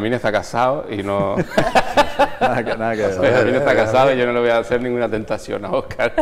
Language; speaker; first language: Spanish; native; Spanish